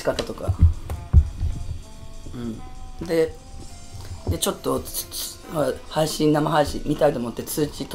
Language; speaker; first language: Japanese; native; Japanese